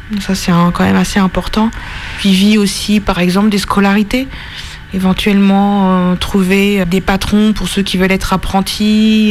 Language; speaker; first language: French; native; French